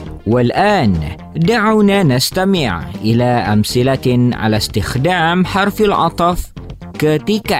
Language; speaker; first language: Arabic; non-native, fluent; Indonesian